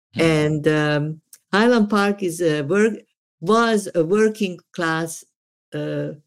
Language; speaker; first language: English; non-native, fluent; Serbian